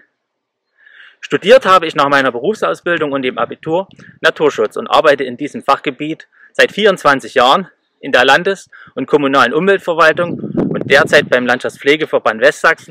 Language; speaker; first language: German; native; German